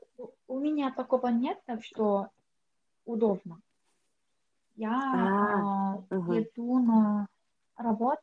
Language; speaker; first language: Russian; non-native, learner; Korean